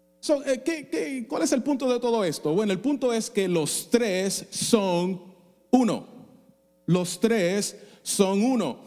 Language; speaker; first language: Spanish; non-native, fluent; English